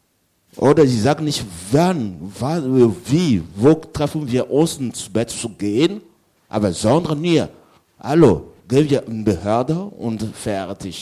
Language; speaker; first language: German; non-native, learner; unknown